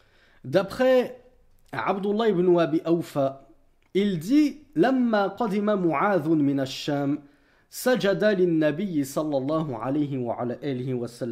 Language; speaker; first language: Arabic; non-native, fluent; French